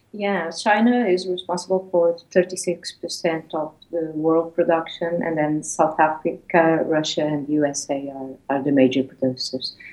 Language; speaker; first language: English; non-native, fluent; Portuguese